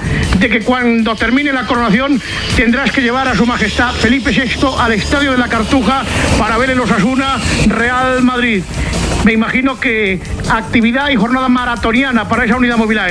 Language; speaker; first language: Spanish; native; Spanish